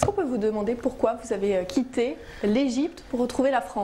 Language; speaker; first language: French; native; French